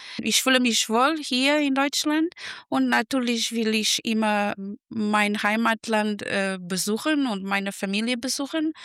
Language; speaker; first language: German; non-native, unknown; Portuguese